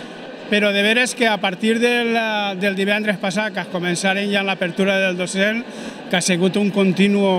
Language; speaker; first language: Catalan; native; Catalan